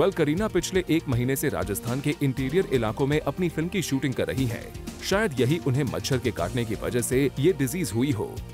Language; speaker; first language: Hindi; native; Hindi